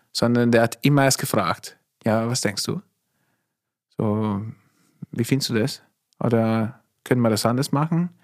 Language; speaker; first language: German; non-native, fluent; Italian